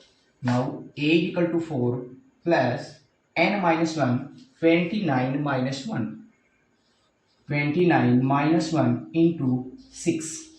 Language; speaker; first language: English; non-native, local second language; Hindi